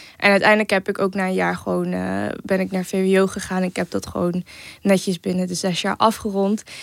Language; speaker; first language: Dutch; native; Dutch